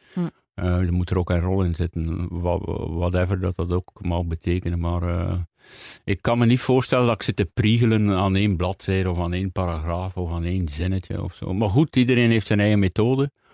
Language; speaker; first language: Dutch; native; Dutch